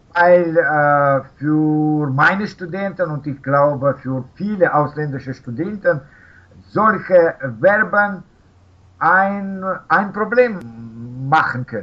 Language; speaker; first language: German; non-native, fluent; Russian